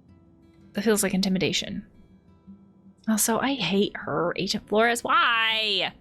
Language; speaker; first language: English; native; English